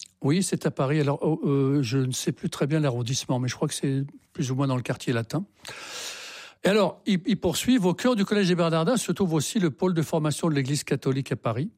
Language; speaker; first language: French; native; French